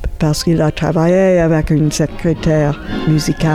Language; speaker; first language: French; non-native, fluent; English